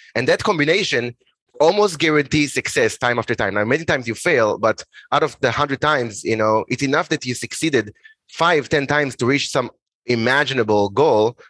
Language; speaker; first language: English; non-native, fluent; Hebrew